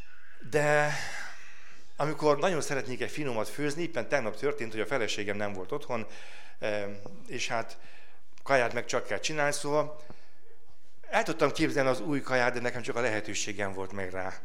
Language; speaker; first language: Hungarian; native; Hungarian